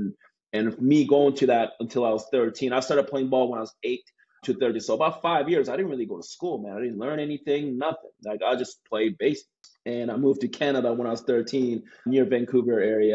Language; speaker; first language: English; non-native, fluent; Korean